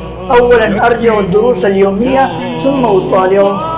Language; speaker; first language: Arabic; non-native, learner; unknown